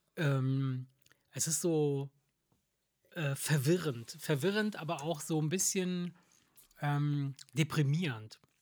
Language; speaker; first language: German; early bilingual, other home language; Italian